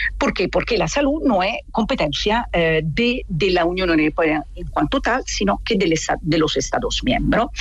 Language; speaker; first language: Spanish; non-native, fluent; Italian